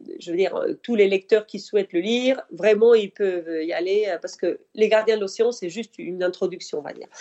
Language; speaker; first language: French; non-native, fluent; Spanish